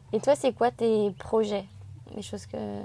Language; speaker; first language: French; native; French